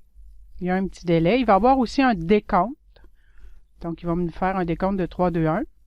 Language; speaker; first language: French; native; French